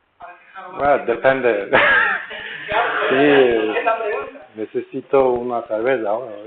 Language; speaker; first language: Spanish; non-native, learner; Turkish